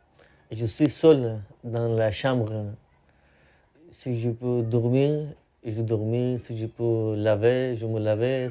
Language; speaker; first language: French; non-native, learner; Persian